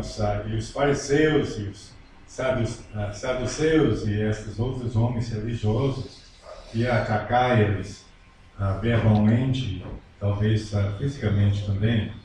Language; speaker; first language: Portuguese; non-native, fluent; English